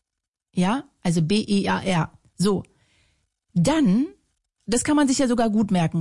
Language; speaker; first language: German; native; German